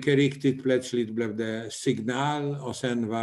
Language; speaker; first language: Swedish; non-native, fluent; Polish